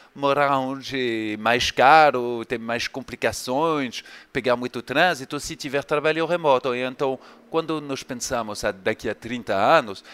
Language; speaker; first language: Portuguese; non-native, fluent; French